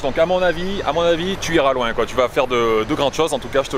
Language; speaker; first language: French; native; French